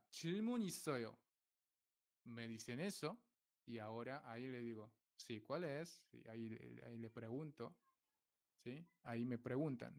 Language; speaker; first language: Spanish; non-native, fluent; Korean